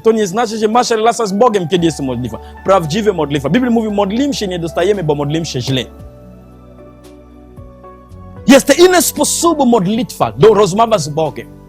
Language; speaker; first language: Polish; non-native, learner; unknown